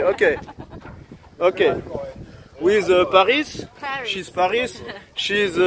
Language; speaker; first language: English; non-native, learner; French